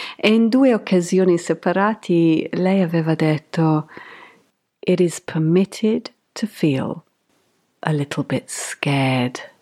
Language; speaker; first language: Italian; non-native, fluent; English